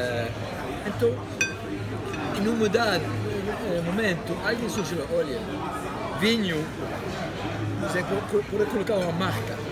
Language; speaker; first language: Portuguese; non-native, fluent; Spanish